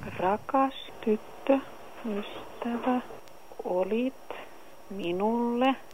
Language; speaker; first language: Finnish; native; Finnish